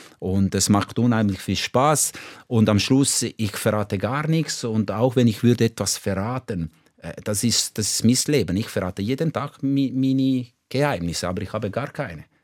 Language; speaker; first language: German; non-native, local second language; Italian